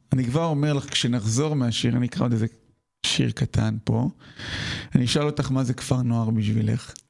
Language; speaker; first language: Hebrew; native; Hebrew